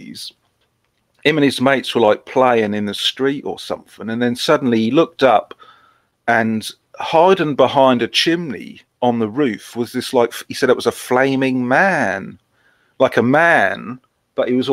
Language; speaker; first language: English; native; English